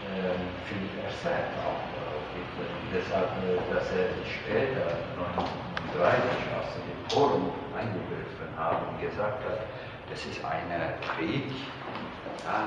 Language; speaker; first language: German; non-native, fluent; Turkish